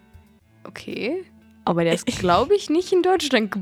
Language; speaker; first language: German; native; German